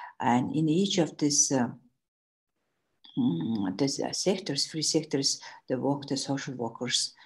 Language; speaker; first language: English; non-native, learner; Mongolian